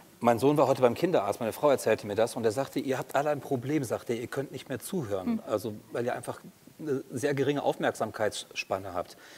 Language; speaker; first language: German; native; German